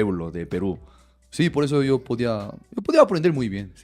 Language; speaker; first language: Spanish; non-native, fluent; Korean